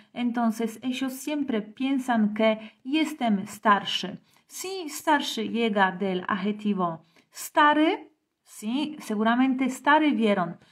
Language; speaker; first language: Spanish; non-native, fluent; Polish